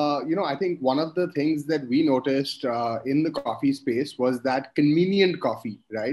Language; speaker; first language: English; non-native, local second language; Hindi